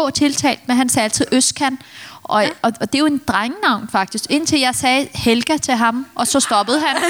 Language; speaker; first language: Danish; early bilingual, other home language; Turkish